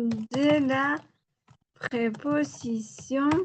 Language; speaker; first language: French; non-native, learner; Spanish